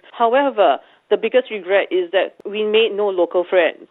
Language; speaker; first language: English; native; English